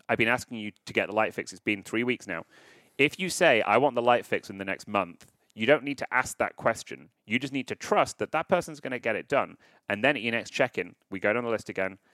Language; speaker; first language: English; native; English